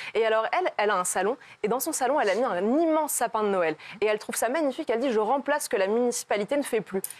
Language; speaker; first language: French; native; French